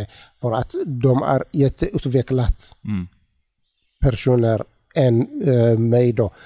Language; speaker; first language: Swedish; non-native, learner; Tigrinya